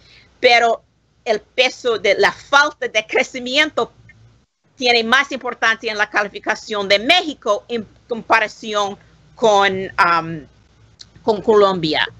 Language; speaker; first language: Spanish; non-native, learner; English